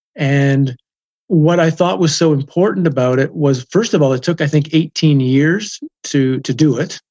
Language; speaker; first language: English; native; English